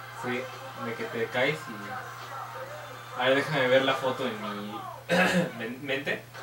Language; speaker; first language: Spanish; native; Spanish